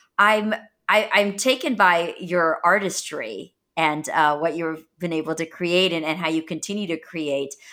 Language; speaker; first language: English; native; English